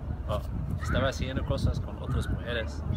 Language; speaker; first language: Spanish; non-native, fluent; English